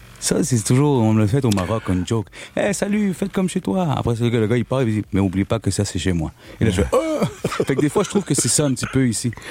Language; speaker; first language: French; early bilingual, other home language; Spanish